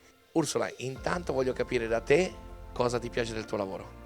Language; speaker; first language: Italian; native; Italian